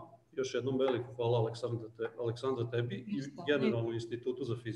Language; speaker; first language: Serbian; native; Serbian